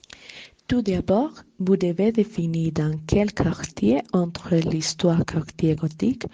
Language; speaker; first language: French; non-native, learner; Spanish